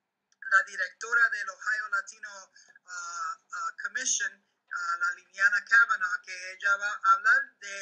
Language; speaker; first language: Spanish; early bilingual, heritage; Spanish